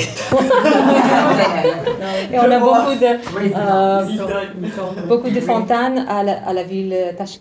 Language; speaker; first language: French; non-native, learner; Uzbek